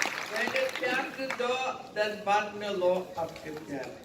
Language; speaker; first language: Hindi; non-native, learner; Ukrainian